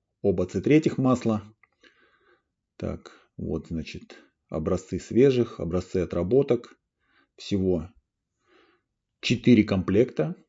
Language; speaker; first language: Russian; native; Russian